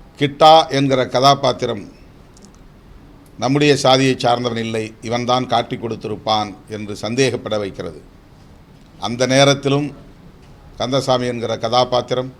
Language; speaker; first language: Tamil; native; Tamil